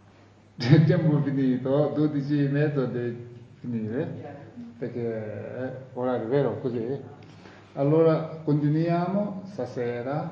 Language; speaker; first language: Italian; non-native, fluent; Tibetan